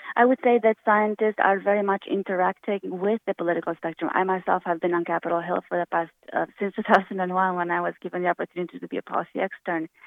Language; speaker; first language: English; early bilingual, other home language; Romanian